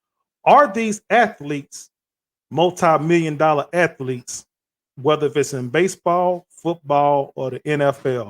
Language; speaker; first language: English; native; English